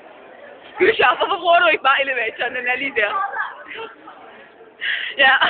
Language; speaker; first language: Danish; early bilingual, other home language; Turkish